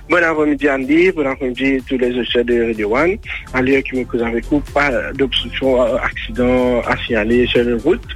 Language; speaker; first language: French; non-native, local second language; Morisyen